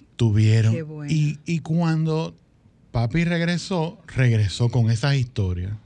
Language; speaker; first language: Spanish; native; Spanish